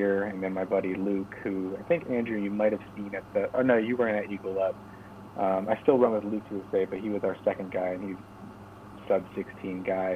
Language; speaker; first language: English; native; English